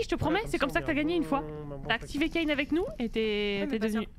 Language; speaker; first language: French; native; French